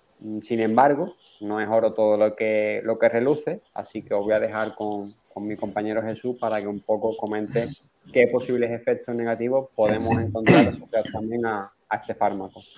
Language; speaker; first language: Spanish; native; Spanish